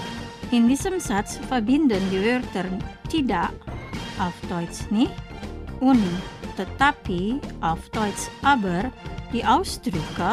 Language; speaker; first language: German; non-native, fluent; Indonesian